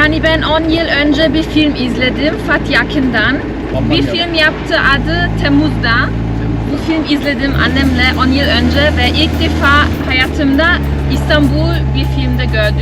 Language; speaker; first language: Turkish; non-native, learner; German